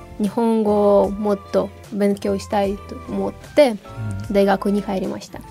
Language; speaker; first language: Japanese; non-native, fluent; Ukrainian